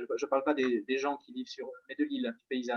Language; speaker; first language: French; native; French